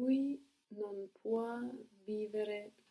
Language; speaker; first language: Italian; non-native, learner; English